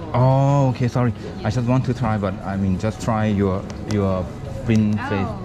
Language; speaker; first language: English; non-native, learner; Thai